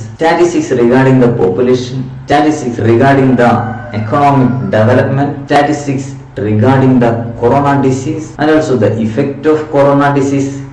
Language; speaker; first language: English; non-native, local second language; Malayalam